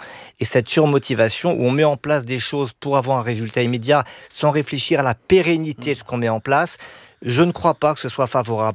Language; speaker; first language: French; native; French